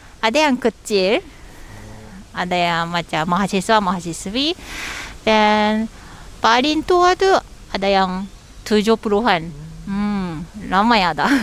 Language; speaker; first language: Malay; non-native, fluent; Japanese